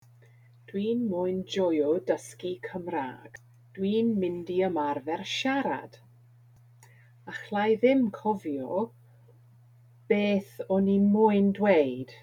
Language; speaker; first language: Welsh; non-native, learner; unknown